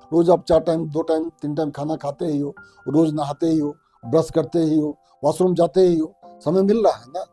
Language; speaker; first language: Hindi; non-native, local second language; Maithili